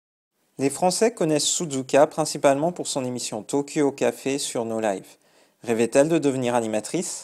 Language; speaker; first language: French; native; French